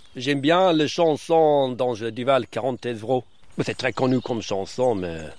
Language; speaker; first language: French; early bilingual, other home language; English